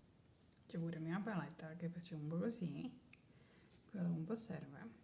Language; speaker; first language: Italian; non-native, learner; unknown